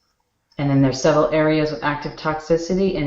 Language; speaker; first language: English; native; English